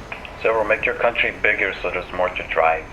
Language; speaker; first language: English; native; English